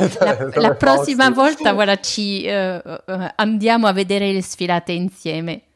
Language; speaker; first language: Italian; non-native, fluent; French